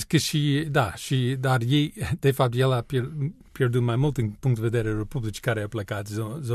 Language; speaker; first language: Romanian; non-native, learner; English